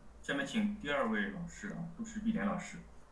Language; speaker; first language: Chinese; native; Chinese